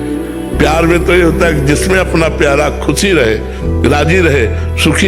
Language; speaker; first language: Hindi; native; Hindi